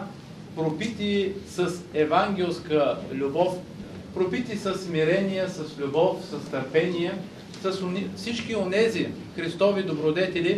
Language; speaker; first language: Bulgarian; native; Bulgarian